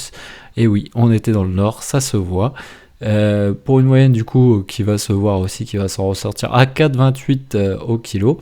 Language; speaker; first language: French; native; French